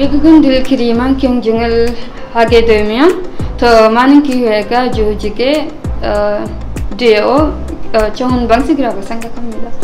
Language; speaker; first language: Korean; non-native, fluent; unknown